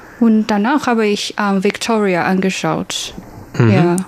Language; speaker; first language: German; non-native, learner; Chinese